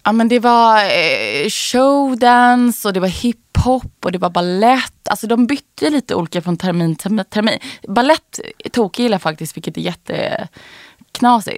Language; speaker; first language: Swedish; native; Swedish